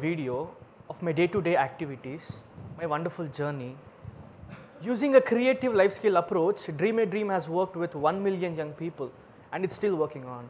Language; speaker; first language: English; non-native, local second language; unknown